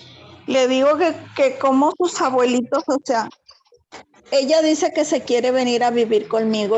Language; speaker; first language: Spanish; native; Spanish